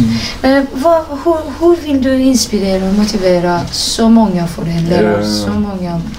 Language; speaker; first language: Swedish; non-native, fluent; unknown